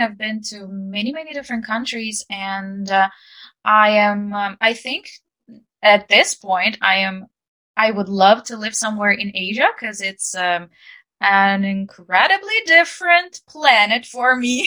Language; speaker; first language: English; non-native, fluent; Ukrainian